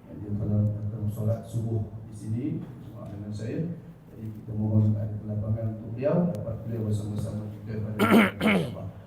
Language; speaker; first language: Malay; native; Malay